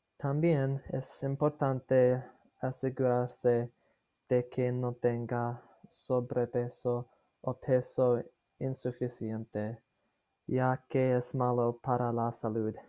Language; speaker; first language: Spanish; non-native, learner; English